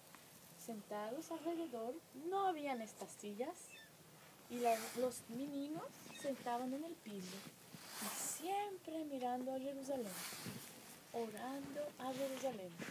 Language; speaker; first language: Spanish; non-native, fluent; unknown